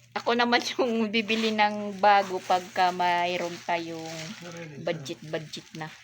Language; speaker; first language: Filipino; non-native, local second language; Waray